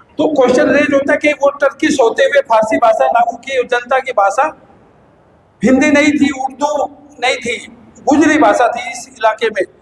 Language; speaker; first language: Hindi; native; Hindi